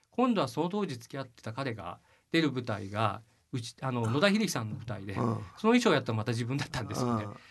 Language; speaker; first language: Japanese; native; Japanese